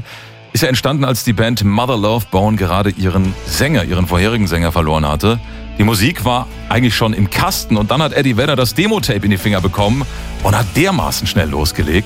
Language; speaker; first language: German; native; German